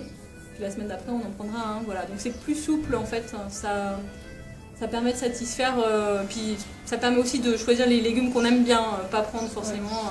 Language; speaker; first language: French; native; French